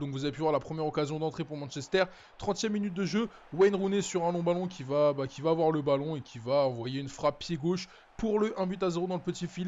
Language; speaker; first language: French; native; French